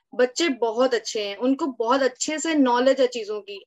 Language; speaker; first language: Hindi; native; Hindi